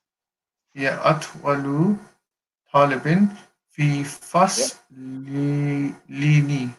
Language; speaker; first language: Arabic; non-native, learner; English